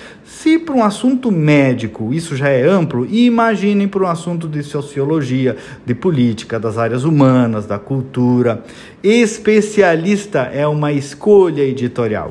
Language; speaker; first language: Portuguese; native; Portuguese